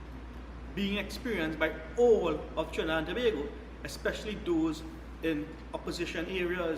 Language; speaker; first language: English; native; English